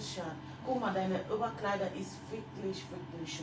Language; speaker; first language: German; non-native, learner; French